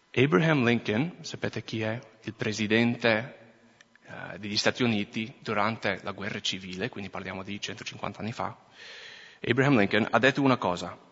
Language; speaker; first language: Italian; non-native, fluent; English